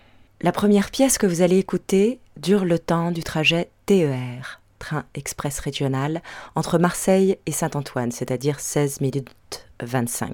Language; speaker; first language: French; native; French